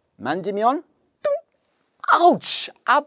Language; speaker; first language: Korean; non-native, learner; English